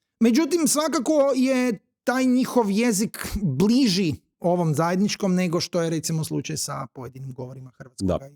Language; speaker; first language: Croatian; native; Croatian